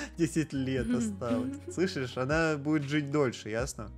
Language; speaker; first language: Russian; native; Russian